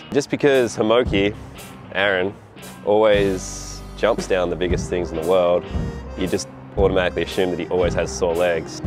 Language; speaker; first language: English; native; English